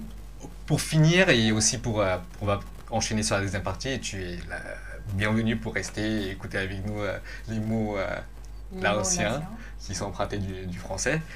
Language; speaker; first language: French; non-native, fluent; Lao